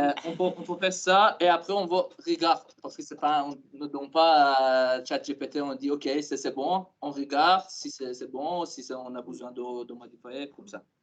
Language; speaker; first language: French; non-native, learner; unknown